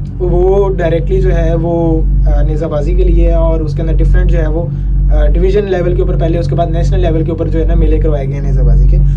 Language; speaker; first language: Urdu; non-native, local second language; Punjabi